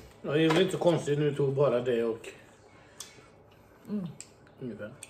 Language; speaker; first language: Swedish; early bilingual, other home language; Vietnamese